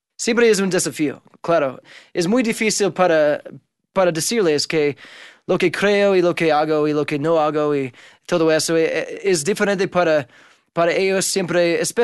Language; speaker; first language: Spanish; non-native, fluent; English